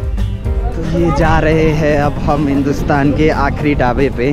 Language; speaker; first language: Hindi; non-native, local second language; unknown